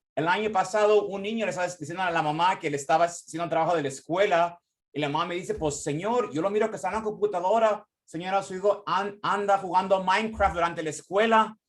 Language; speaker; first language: Spanish; early bilingual, heritage; Spanish